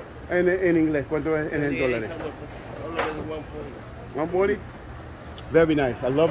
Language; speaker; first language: Spanish; non-native, learner; English